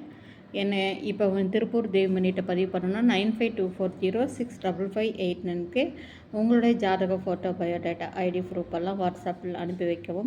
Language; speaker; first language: Tamil; native; Tamil